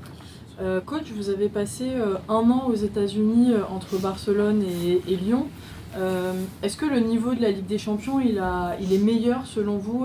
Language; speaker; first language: French; native; French